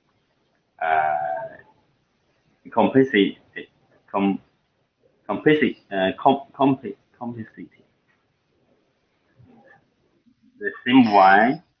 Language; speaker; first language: English; non-native, learner; Chinese